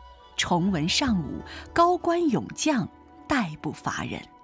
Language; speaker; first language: Chinese; native; Chinese